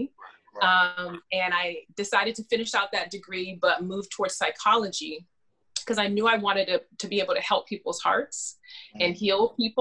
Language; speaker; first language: English; native; English